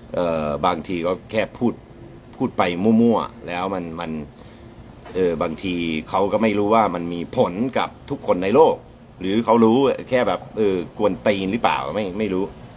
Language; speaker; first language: Thai; non-native, fluent; English